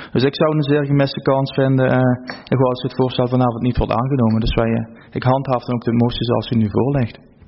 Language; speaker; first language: Dutch; native; Dutch